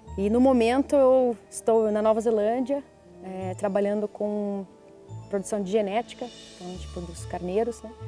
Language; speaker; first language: Portuguese; native; Portuguese